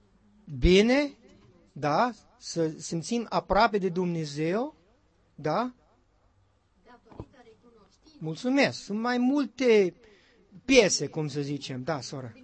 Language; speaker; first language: Romanian; non-native, learner; English